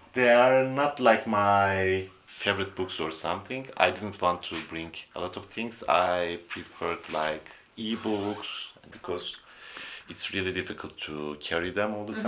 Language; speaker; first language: English; non-native, fluent; Turkish